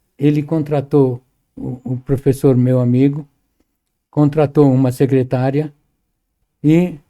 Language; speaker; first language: Portuguese; early bilingual, other home language; Arabic